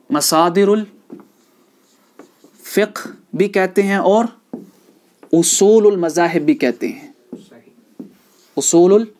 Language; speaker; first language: Urdu; non-native, local second language; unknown